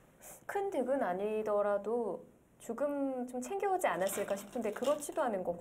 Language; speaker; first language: Korean; native; Korean